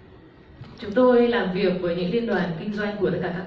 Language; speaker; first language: Vietnamese; native; Vietnamese